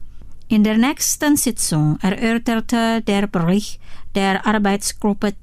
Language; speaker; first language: German; non-native, fluent; Indonesian